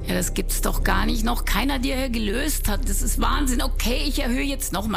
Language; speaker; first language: German; native; German